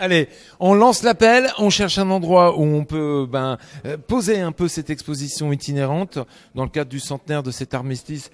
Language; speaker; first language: French; native; French